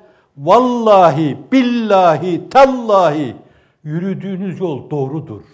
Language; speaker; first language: Turkish; native; Turkish